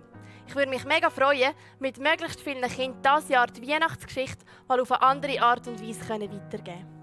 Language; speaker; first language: German; native; German